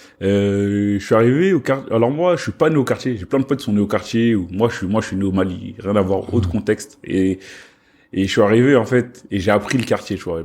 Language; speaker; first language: French; early bilingual, other home language; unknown